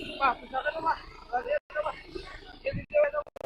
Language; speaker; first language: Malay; non-native, local second language; Sundanese